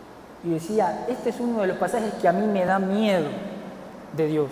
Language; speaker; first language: Spanish; native; Spanish